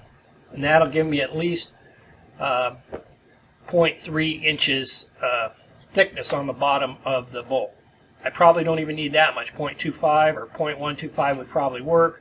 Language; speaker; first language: English; native; English